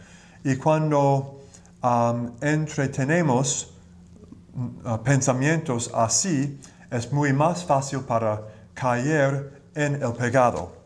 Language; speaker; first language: Spanish; non-native, learner; English